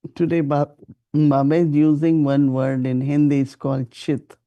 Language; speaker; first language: English; non-native, local second language; Hindi